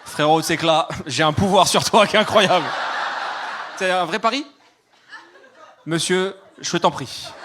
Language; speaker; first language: French; native; French